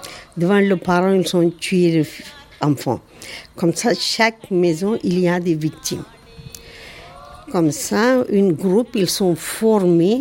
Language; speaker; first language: French; non-native, learner; Tamil